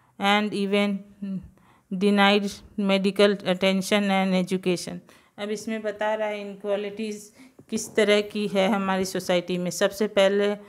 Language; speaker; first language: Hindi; non-native, local second language; Gujarati